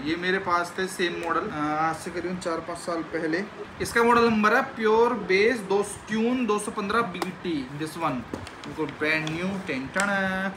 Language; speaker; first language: Hindi; native; Hindi